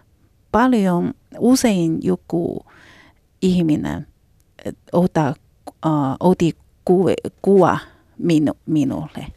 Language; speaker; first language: Finnish; non-native, learner; Chinese